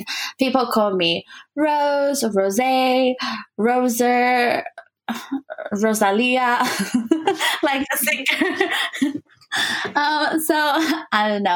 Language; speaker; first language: English; non-native, fluent; Spanish